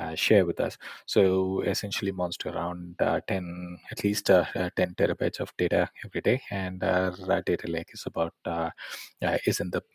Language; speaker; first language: English; non-native, local second language; Tamil